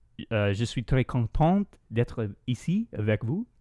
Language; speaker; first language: French; non-native, learner; English